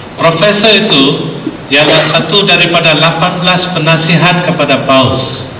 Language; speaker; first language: Malay; non-native, local second language; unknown